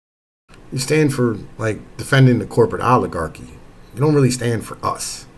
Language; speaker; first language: English; native; English